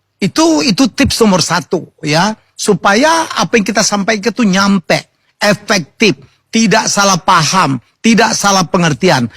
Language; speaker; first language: Indonesian; native; Indonesian